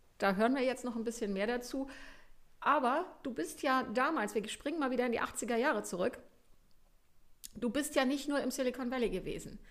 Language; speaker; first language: German; native; German